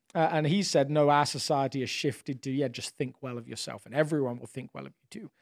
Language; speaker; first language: English; native; English